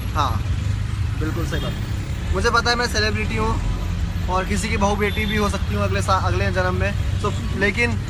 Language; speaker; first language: Hindi; native; Hindi